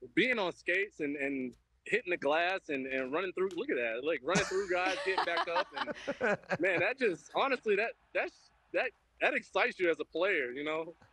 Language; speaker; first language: English; native; English